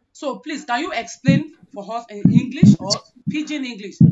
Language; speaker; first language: English; non-native, local second language; Yoruba